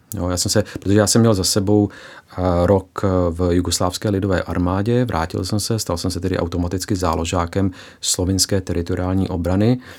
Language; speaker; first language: Czech; early bilingual, heritage; Czech